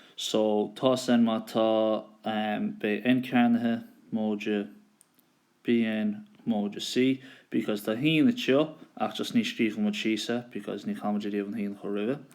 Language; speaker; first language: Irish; native; Irish